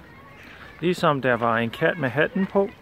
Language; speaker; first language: Danish; non-native, fluent; English